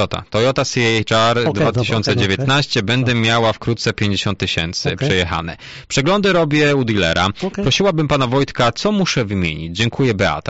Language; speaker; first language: Polish; native; Polish